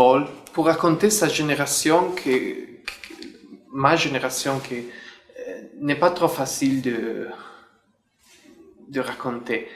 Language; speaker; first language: French; non-native, fluent; Italian